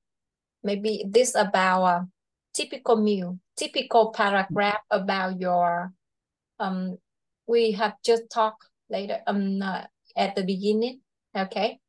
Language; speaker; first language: English; non-native, fluent; Vietnamese